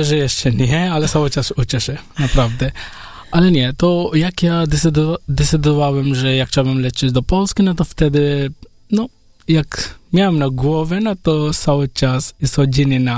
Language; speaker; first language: Polish; non-native, learner; Hindi